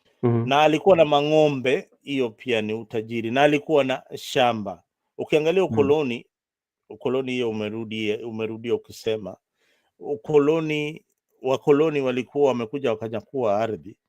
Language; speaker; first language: Swahili; non-native, local second language; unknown